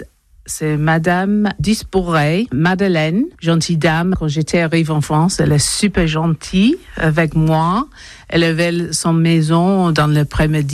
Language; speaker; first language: French; non-native, learner; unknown